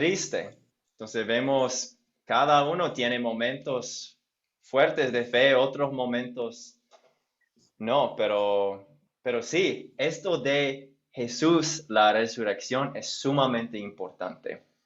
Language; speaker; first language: Spanish; non-native, fluent; English